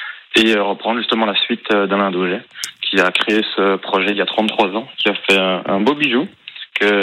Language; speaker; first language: French; native; French